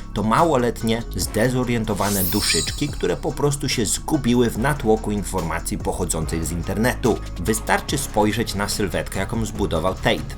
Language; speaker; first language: Polish; native; Polish